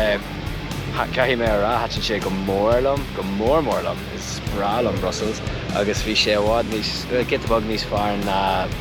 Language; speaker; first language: Irish; non-native, local second language; English